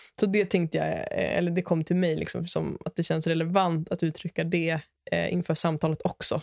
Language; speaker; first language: Swedish; native; Swedish